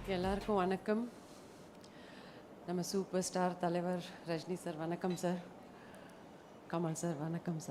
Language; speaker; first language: Tamil; non-native, fluent; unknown